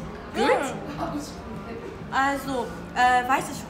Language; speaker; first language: German; non-native, learner; Korean